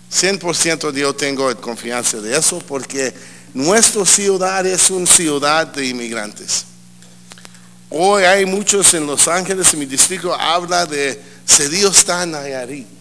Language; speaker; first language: Spanish; early bilingual, heritage; English